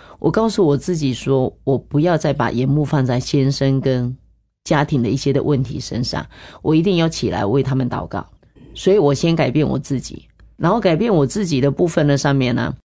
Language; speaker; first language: Chinese; native; Chinese